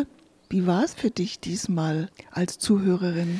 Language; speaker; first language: German; native; German